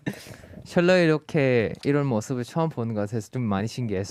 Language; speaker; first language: Korean; non-native, fluent; Thai